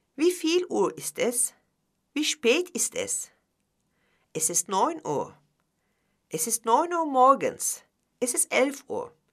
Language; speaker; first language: German; non-native, fluent; Turkish